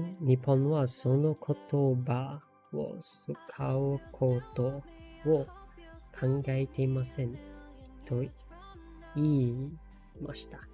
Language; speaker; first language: Japanese; non-native, learner; English